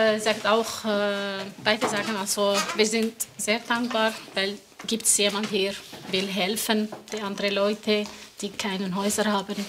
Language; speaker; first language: German; non-native, learner; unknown